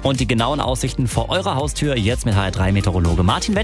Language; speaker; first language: German; native; German